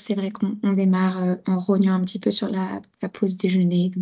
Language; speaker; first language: French; native; French